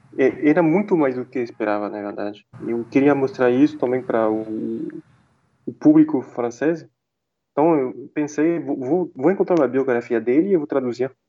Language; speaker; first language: Portuguese; non-native, fluent; French